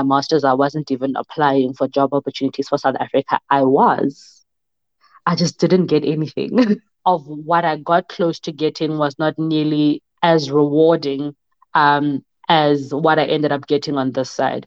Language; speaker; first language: English; non-native, local second language; Southern Sotho